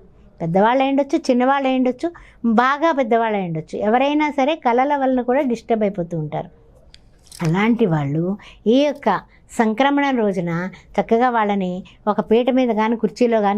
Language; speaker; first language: Telugu; native; Telugu